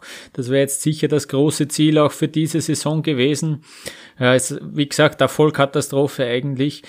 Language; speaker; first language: German; native; German